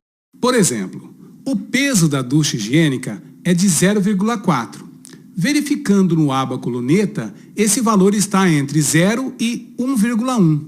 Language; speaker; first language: Portuguese; native; Portuguese